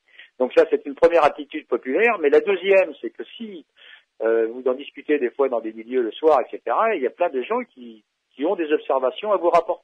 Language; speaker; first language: French; native; French